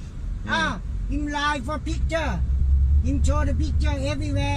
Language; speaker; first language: English; non-native, learner; Thai